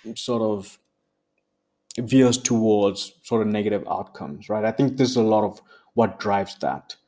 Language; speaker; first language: English; non-native, local second language; Tswana